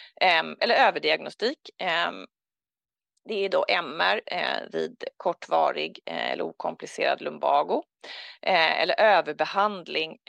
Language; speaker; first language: Swedish; native; Swedish